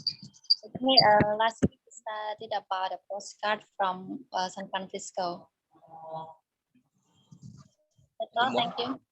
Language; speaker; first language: English; non-native, learner; Khmer